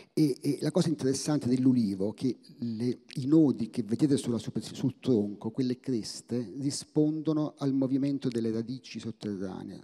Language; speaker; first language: Italian; native; Italian